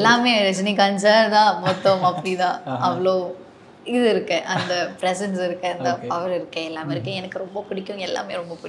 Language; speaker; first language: Tamil; non-native, learner; Malayalam